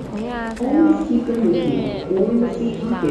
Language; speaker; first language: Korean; non-native, learner; Japanese